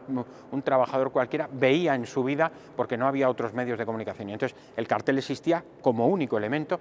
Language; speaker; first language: Spanish; native; Spanish